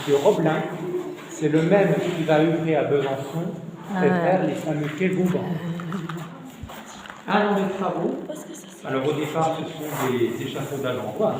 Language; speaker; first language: French; native; French